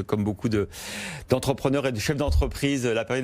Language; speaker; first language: French; native; French